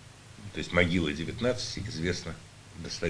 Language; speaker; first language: Russian; native; Russian